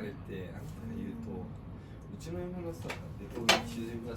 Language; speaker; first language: Japanese; native; Japanese